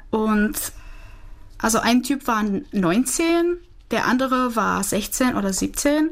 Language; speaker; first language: German; non-native, fluent; Czech